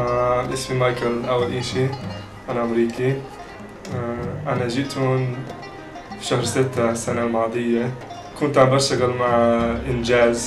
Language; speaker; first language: Arabic; non-native, fluent; English